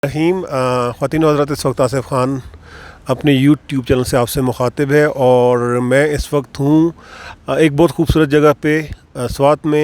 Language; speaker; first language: Urdu; native; Urdu